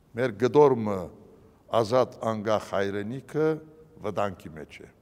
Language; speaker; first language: Armenian; early bilingual, heritage; Armenian